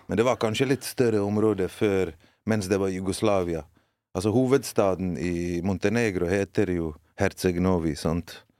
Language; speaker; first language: Norwegian; early bilingual, other home language; Bosnian